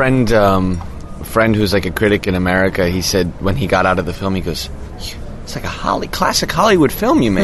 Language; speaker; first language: English; native; English